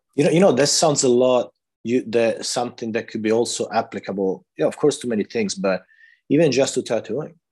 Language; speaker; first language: English; non-native, fluent; Italian